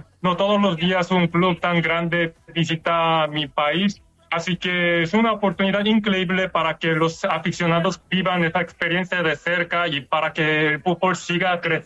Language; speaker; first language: Spanish; non-native, fluent; Korean